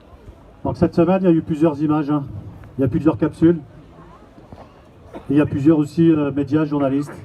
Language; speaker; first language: French; native; French